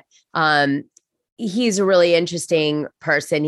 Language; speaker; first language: English; native; English